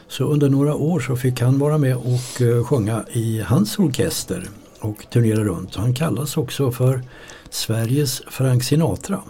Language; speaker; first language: Swedish; native; Swedish